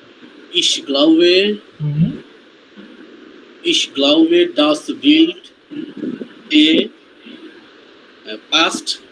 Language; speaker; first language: German; non-native, learner; Bangla